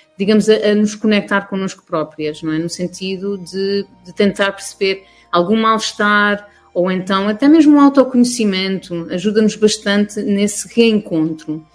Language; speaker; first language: Portuguese; native; Portuguese